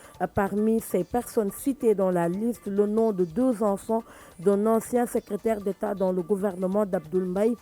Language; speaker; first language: French; non-native, local second language; Wolof